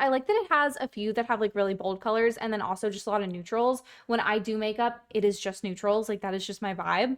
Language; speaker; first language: English; native; English